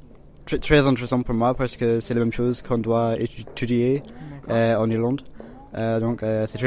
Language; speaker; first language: French; non-native, learner; English